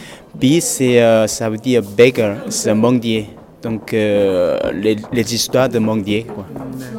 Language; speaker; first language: French; non-native, fluent; Korean